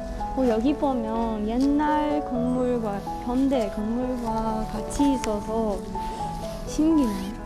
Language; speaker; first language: Korean; non-native, learner; Russian